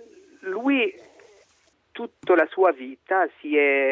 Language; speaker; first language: Italian; non-native, learner; French